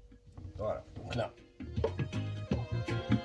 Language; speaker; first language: French; native; French